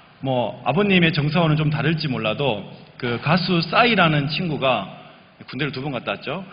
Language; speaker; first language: Korean; native; Korean